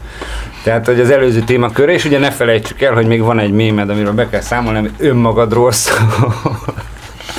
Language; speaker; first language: Hungarian; native; Hungarian